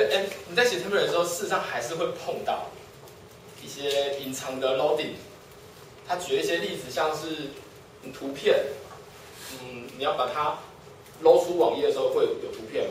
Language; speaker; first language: Chinese; native; Chinese